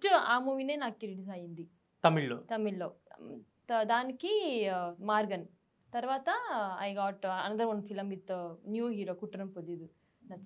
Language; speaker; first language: Telugu; non-native, learner; Tamil